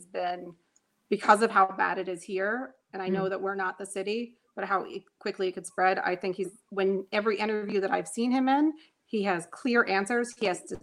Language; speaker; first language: English; native; English